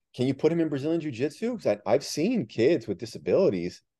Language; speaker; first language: English; early bilingual, other home language; Spanish